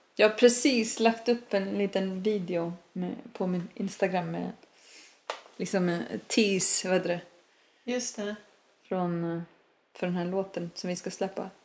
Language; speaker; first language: Swedish; non-native, fluent; Icelandic